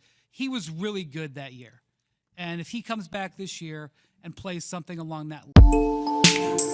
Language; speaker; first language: English; native; English